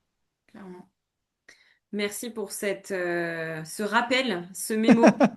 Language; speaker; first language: French; native; French